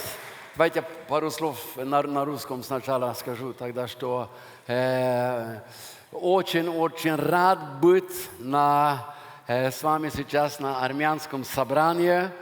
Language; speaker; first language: Russian; non-native, fluent; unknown